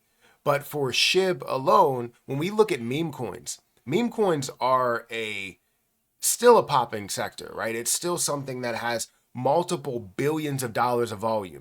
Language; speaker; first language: English; native; English